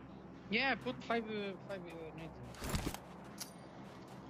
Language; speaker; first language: English; non-native, learner; Portuguese